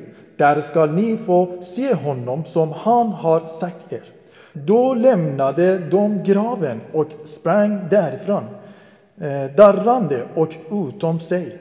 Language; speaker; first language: Swedish; non-native, fluent; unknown